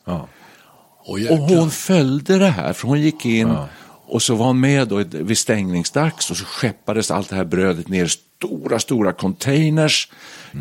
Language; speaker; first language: Swedish; native; Swedish